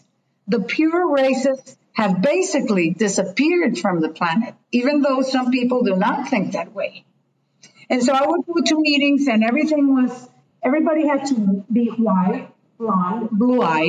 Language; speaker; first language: English; non-native, fluent; Spanish